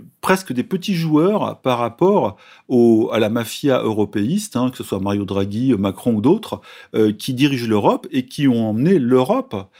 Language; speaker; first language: French; native; French